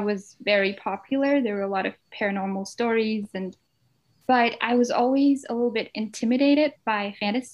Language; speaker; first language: English; non-native, fluent; Danish